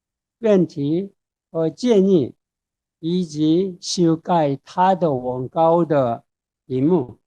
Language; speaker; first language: Chinese; non-native, fluent; Korean